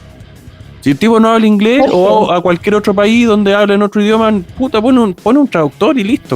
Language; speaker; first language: Spanish; native; Spanish